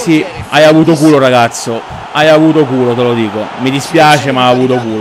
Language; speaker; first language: Italian; native; Italian